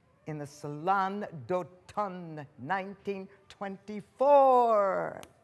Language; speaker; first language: English; native; English